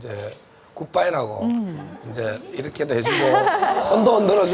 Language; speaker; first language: Korean; native; Korean